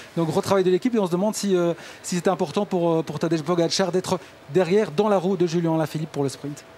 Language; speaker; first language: French; native; French